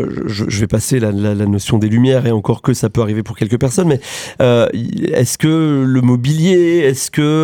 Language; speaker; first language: French; native; French